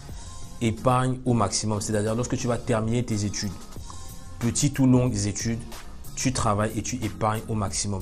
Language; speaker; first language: French; native; French